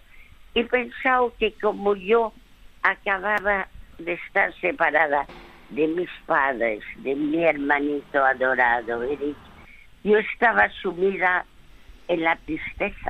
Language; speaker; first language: Spanish; early bilingual, other home language; French